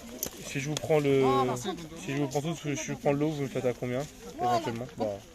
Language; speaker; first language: French; native; French